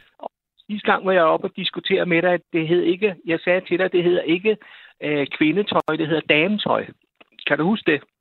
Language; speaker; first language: Danish; native; Danish